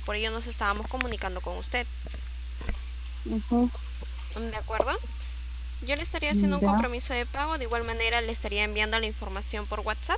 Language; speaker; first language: Spanish; native; Spanish